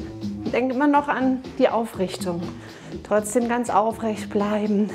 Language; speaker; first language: German; native; German